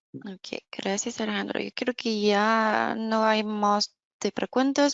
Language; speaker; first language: Spanish; non-native, fluent; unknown